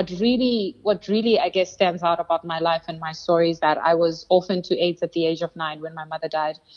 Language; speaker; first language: English; non-native, local second language; Xhosa